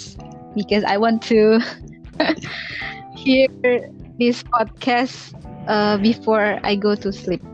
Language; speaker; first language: English; non-native, learner; Indonesian